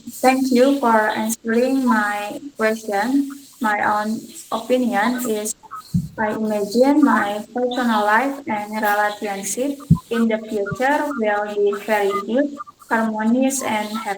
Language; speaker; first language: English; non-native, learner; Indonesian